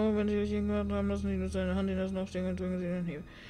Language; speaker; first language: German; native; German